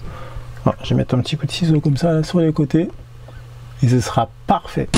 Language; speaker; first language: French; native; French